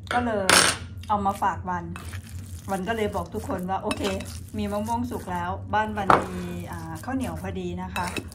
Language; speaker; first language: Thai; native; Thai